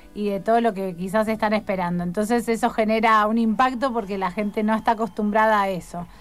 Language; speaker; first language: Spanish; native; Spanish